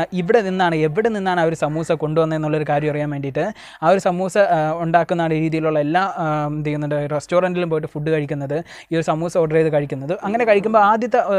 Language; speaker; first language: Malayalam; native; Malayalam